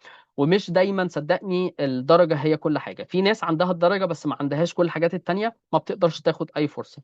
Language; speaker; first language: Arabic; native; Arabic